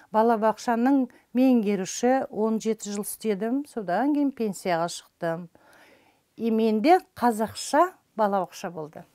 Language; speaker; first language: Kazakh; non-native, local second language; German